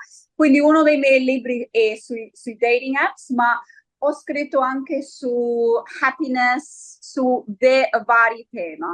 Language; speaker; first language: Italian; early bilingual, heritage; Friulian